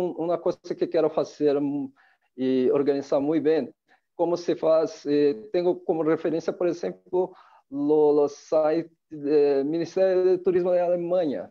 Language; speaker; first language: Spanish; non-native, fluent; Portuguese